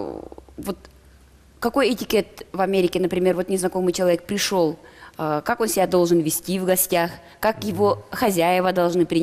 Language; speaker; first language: Russian; non-native, fluent; English